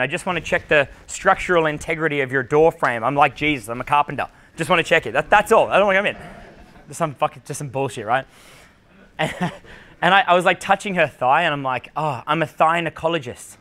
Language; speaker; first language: English; native; English